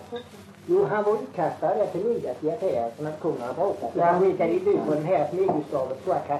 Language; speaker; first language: Swedish; native; Swedish